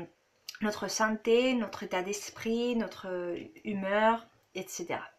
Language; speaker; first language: French; non-native, fluent; Spanish